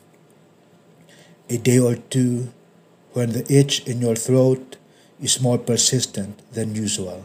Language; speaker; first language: English; non-native, local second language; Filipino